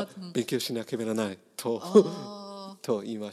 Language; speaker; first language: Japanese; non-native, learner; English